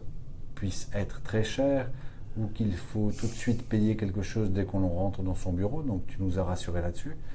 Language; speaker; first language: French; native; French